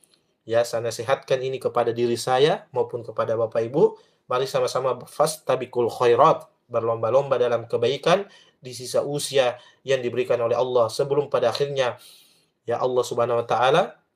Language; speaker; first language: Indonesian; native; Indonesian